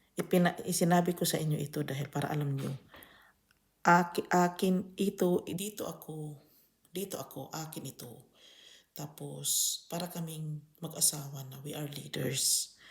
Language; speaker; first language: Filipino; native; Filipino